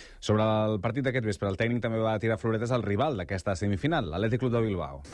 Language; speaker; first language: Catalan; native; Catalan